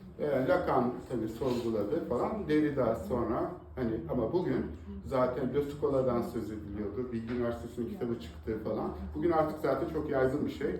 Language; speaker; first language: Turkish; native; Turkish